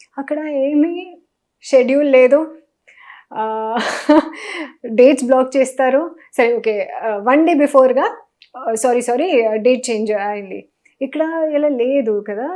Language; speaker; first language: Telugu; non-native, learner; Hindi